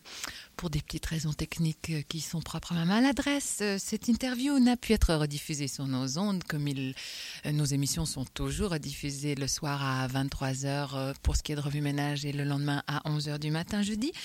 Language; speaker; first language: French; native; French